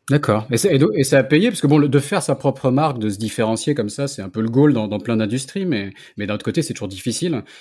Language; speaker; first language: French; native; French